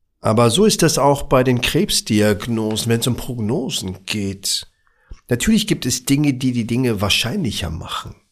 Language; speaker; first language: German; early bilingual, other home language; Arabic